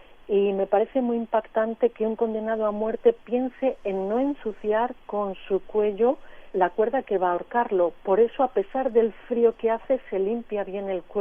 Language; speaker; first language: Spanish; native; Spanish